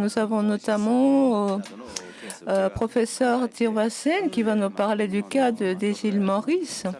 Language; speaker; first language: French; non-native, fluent; Japanese